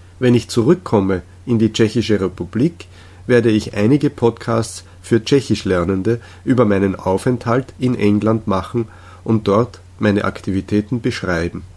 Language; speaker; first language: German; non-native, fluent; Czech